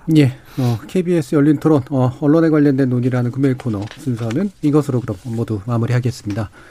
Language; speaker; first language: Korean; native; Korean